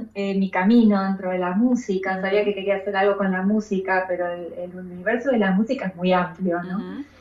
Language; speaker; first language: Spanish; native; Spanish